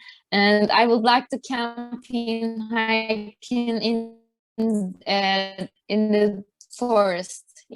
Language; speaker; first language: English; non-native, learner; Turkish